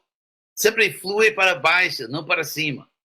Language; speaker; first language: Portuguese; non-native, fluent; English